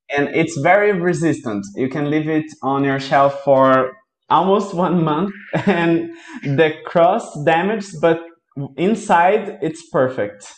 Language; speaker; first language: English; non-native, fluent; Portuguese